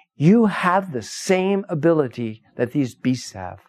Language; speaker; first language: English; native; English